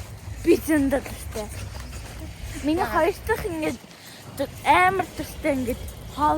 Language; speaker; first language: Mongolian; early bilingual, heritage; Mongolian